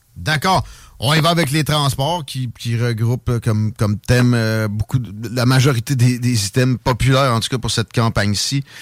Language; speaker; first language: French; native; French